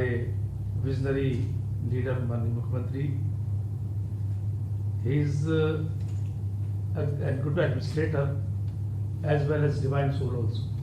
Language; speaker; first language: Hindi; native; Hindi